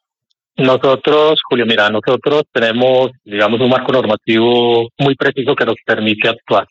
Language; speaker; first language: Spanish; native; Spanish